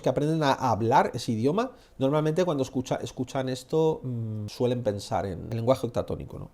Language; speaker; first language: Spanish; native; Spanish